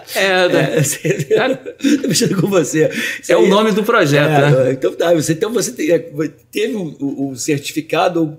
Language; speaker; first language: Portuguese; native; Portuguese